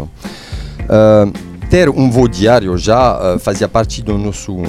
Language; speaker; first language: Portuguese; non-native, fluent; French